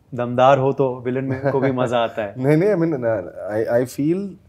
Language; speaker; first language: Hindi; native; Hindi